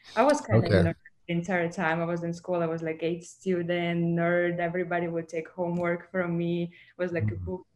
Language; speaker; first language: English; non-native, fluent; Russian